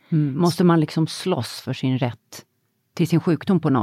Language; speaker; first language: Swedish; native; Swedish